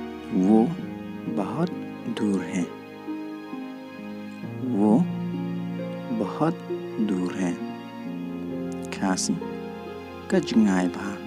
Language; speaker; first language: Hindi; non-native, local second language; Khasi